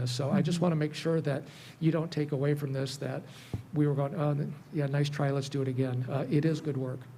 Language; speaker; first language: English; native; English